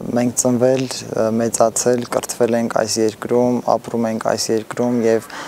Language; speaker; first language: Armenian; non-native, local second language; Assyrian Neo-Aramaic